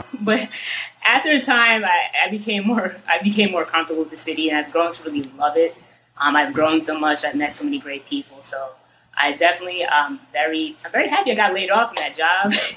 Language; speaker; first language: English; native; English